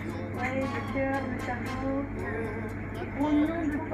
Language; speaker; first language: French; non-native, learner; Norwegian